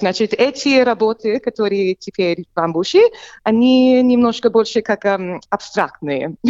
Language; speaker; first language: Russian; early bilingual, heritage; English